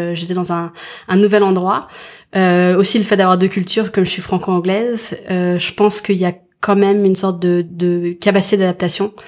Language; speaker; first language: French; early bilingual, other home language; English